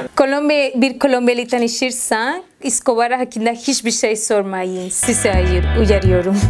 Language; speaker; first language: Turkish; non-native, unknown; Spanish